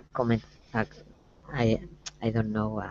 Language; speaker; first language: English; non-native, learner; Spanish